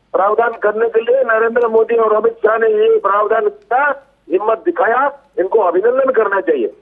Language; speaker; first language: Hindi; native; Hindi